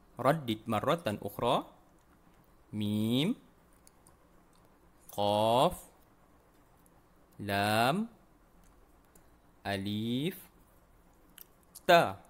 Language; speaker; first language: Arabic; non-native, fluent; Malay